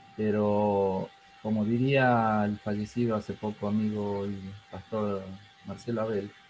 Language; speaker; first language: Spanish; native; Spanish